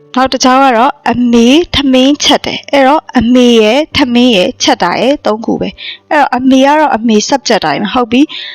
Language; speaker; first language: Burmese; native; Burmese